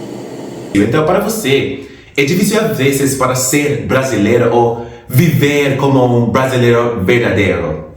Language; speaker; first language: Portuguese; non-native, fluent; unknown